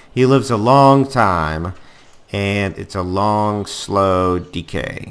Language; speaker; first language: English; native; English